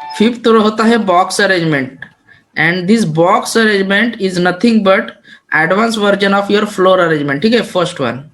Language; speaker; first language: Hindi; non-native, local second language; Marathi